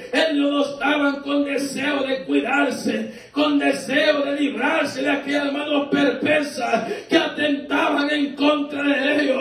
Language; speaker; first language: Spanish; native; Spanish